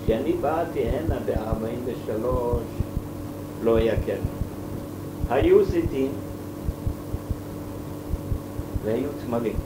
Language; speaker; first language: Hebrew; non-native, fluent; German